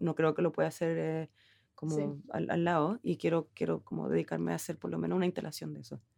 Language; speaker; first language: Spanish; native; Spanish